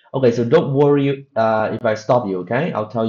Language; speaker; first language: English; non-native, fluent; Vietnamese